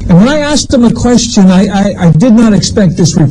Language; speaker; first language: English; native; English